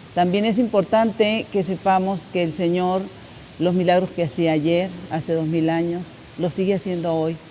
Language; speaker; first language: Spanish; native; Spanish